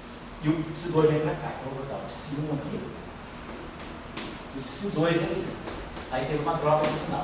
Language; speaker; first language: Portuguese; native; Portuguese